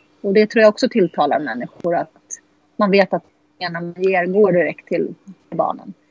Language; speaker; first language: Swedish; native; Swedish